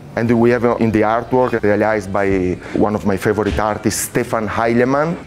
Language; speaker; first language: English; non-native, fluent; Italian